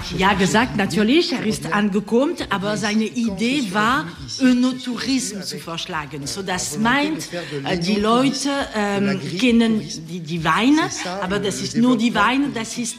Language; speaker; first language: German; non-native, learner; French